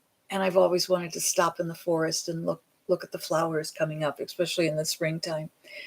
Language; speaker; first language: English; native; English